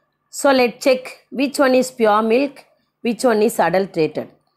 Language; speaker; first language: English; non-native, local second language; Tamil